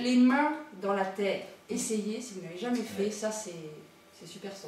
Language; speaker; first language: French; native; French